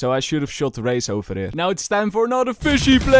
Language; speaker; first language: English; non-native, fluent; Dutch